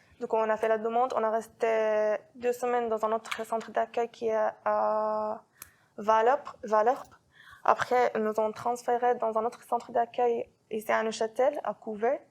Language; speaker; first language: French; non-native, fluent; Arabic